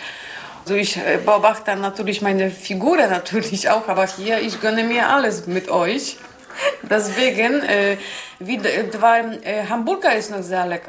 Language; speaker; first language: German; non-native, learner; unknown